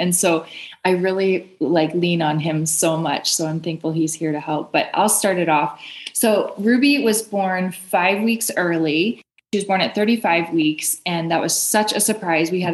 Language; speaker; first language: English; native; English